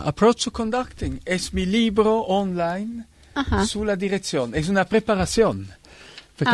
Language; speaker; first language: Spanish; non-native, fluent; Italian